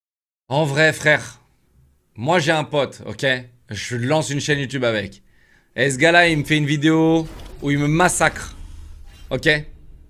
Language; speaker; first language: French; native; French